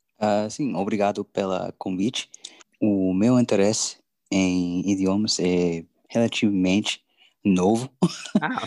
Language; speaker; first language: Portuguese; non-native, learner; English